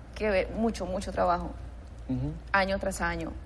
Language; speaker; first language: Spanish; native; Spanish